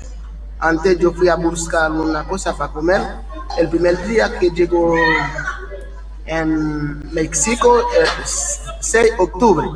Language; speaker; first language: Spanish; non-native, learner; Haitian Creole